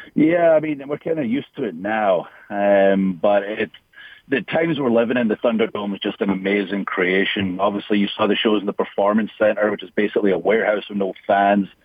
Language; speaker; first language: English; native; English